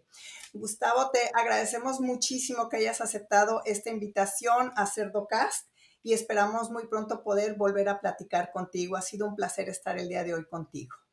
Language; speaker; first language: Spanish; native; Spanish